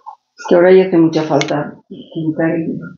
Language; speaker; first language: Spanish; native; Spanish